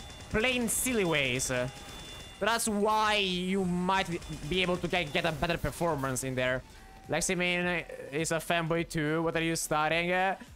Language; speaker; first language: English; non-native, fluent; Italian